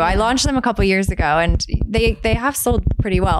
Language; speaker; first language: English; native; English